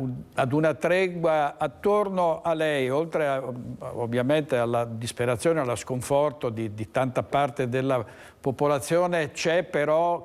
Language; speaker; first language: Italian; native; Italian